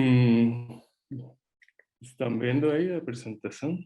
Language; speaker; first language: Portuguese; non-native, fluent; Spanish